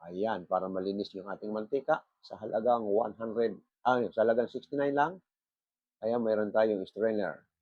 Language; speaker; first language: Filipino; non-native, local second language; Bikol